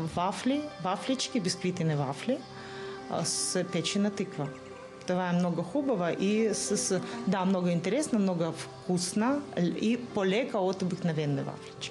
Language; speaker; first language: Bulgarian; non-native, learner; Russian